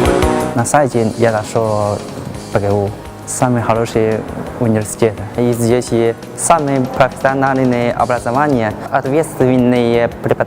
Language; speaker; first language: Russian; non-native, learner; Chinese